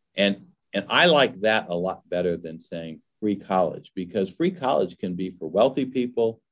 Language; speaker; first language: English; native; English